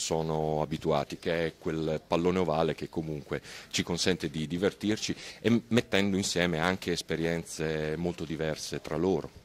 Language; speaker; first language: Italian; native; Italian